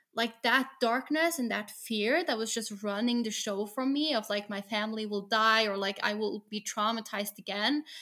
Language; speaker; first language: English; non-native, fluent; Norwegian